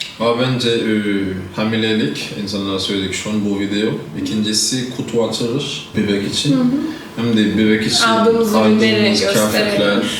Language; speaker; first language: Turkish; non-native, learner; Haitian Creole